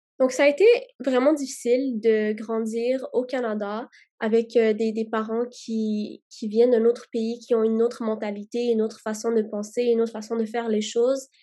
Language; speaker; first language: French; early bilingual, other home language; Arabic